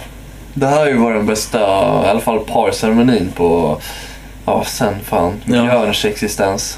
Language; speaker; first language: Swedish; native; Swedish